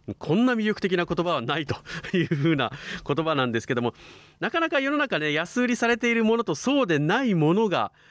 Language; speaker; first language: Japanese; native; Japanese